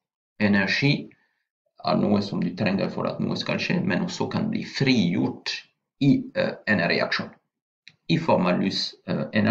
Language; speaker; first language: Norwegian; non-native, fluent; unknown